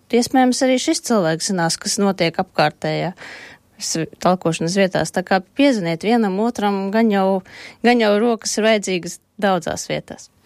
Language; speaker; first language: Latvian; native; Latvian